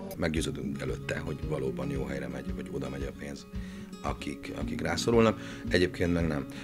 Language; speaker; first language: Hungarian; native; Hungarian